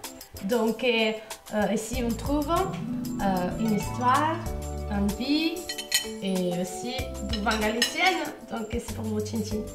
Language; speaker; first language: French; non-native, fluent; Spanish